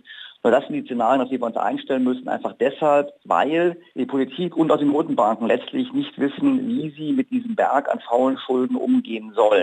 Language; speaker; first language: German; native; German